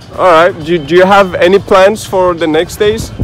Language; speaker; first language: English; non-native, fluent; Arabic